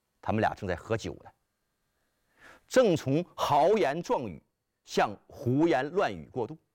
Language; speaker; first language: Chinese; native; Chinese